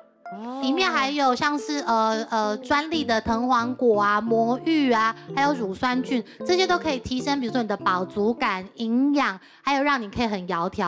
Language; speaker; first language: Chinese; native; Chinese